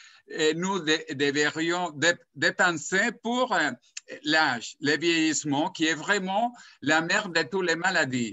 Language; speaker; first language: French; non-native, fluent; Spanish